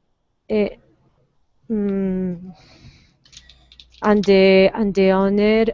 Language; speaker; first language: English; non-native, learner; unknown